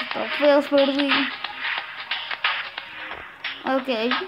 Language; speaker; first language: Spanish; early bilingual, heritage; Spanish